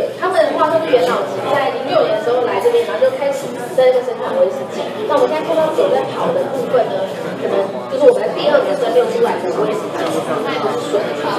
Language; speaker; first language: Chinese; native; Chinese